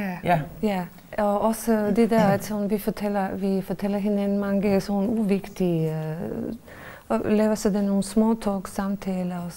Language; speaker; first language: Danish; non-native, fluent; Bosnian